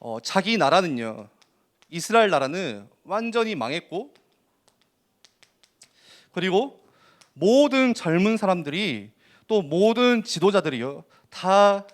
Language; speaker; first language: Korean; native; Korean